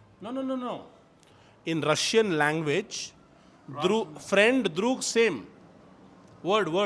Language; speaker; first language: English; non-native, local second language; Kannada